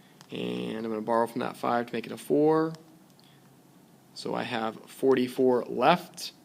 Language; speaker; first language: English; native; English